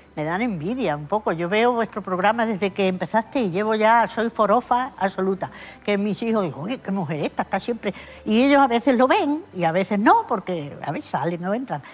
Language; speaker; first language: Spanish; native; Spanish